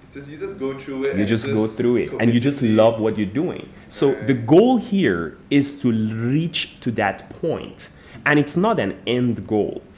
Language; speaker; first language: English; non-native, fluent; Persian